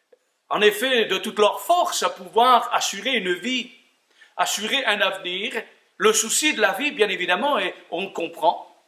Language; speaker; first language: French; native; French